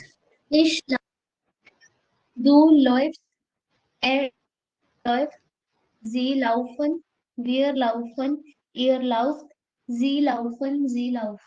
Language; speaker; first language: German; non-native, learner; Hindi